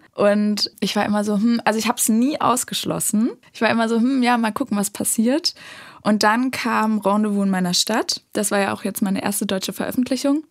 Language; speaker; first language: German; native; German